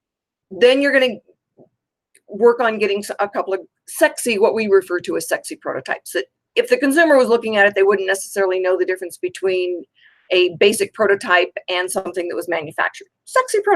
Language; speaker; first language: English; native; English